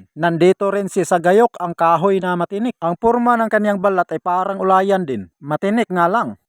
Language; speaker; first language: Filipino; non-native, local second language; Cebuano